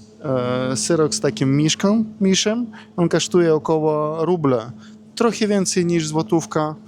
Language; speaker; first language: Polish; non-native, learner; Russian